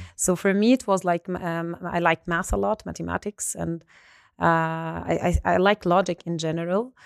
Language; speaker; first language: English; non-native, fluent; Arabic